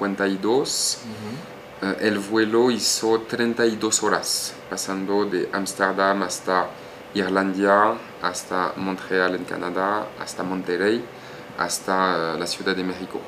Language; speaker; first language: Spanish; non-native, fluent; French